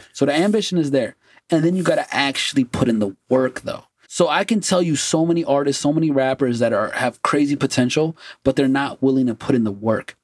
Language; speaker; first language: English; non-native, fluent; Portuguese